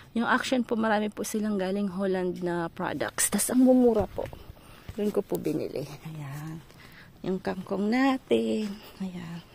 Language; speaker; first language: Filipino; non-native, local second language; Bikol